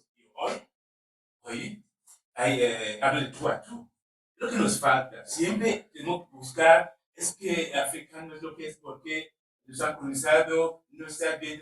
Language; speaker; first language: Spanish; non-native, learner; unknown